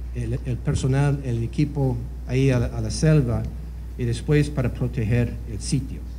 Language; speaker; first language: Spanish; non-native, fluent; English